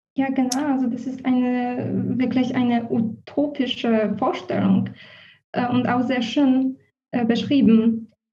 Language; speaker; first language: German; non-native, fluent; Polish